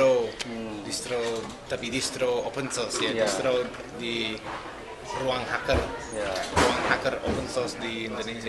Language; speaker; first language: Indonesian; non-native, learner; English